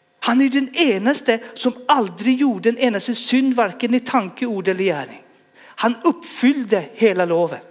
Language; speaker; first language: Swedish; native; Swedish